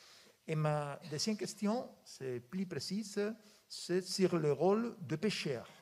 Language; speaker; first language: French; non-native, fluent; Spanish